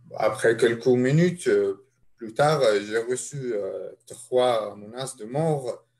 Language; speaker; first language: French; non-native, fluent; Arabic